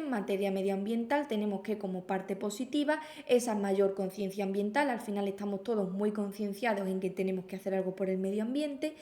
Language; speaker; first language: Spanish; native; Spanish